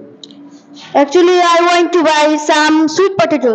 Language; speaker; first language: English; non-native, learner; Bangla